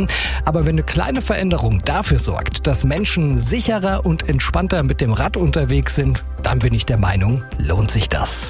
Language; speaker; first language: German; native; German